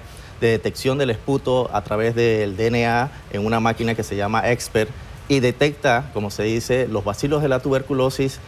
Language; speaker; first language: Spanish; native; Spanish